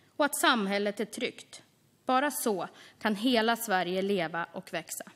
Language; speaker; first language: Swedish; native; Swedish